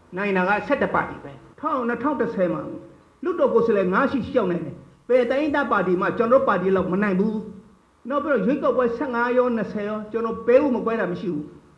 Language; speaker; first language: Burmese; non-native, local second language; Shan